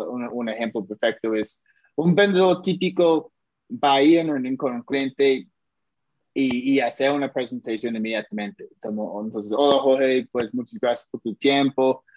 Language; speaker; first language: Spanish; non-native, fluent; English